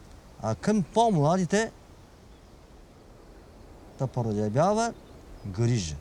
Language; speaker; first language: Bulgarian; non-native, learner; Chinese